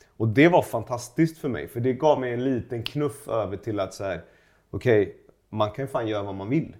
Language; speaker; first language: Swedish; early bilingual, other home language; Persian